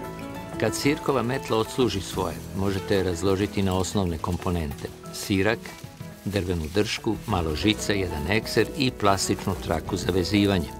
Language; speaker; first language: Serbian; native; Serbian